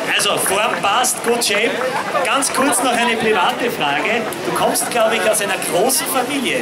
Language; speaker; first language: German; native; German